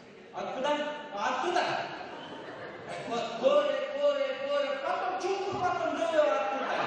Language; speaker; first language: Russian; non-native, learner; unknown